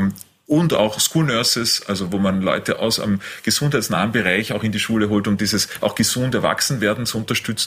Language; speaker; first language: German; native; German